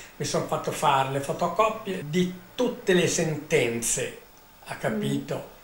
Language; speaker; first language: Italian; native; Italian